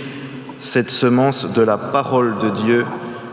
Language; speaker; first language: French; native; French